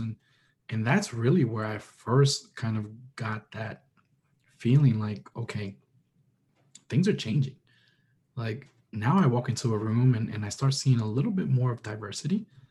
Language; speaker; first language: English; early bilingual, other home language; Spanish